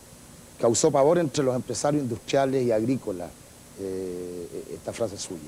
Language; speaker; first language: Spanish; native; Spanish